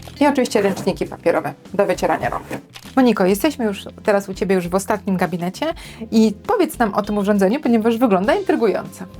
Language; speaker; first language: Polish; native; Polish